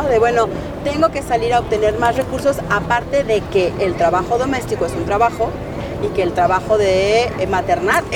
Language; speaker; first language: Spanish; native; Spanish